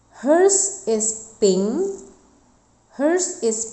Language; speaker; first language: English; non-native, fluent; Indonesian